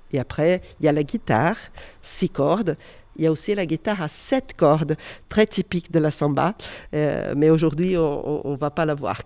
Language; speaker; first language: French; non-native, fluent; Portuguese